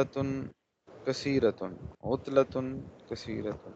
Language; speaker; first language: Arabic; non-native, learner; Urdu